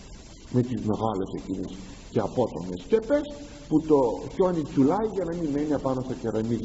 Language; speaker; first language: Greek; native; Greek